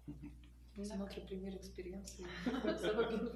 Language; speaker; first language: French; non-native, learner; Russian